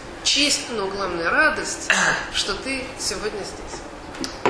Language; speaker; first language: Russian; native; Russian